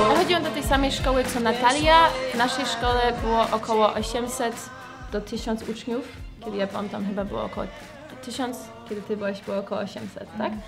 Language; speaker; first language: Polish; early bilingual, heritage; Polish